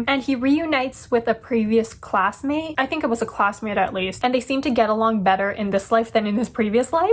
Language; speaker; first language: English; native; English